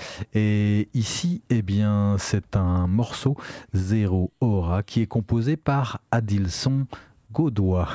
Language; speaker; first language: French; native; French